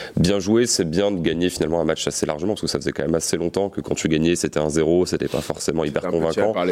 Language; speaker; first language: French; native; French